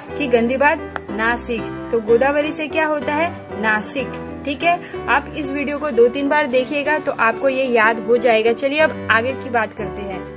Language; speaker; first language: Hindi; native; Hindi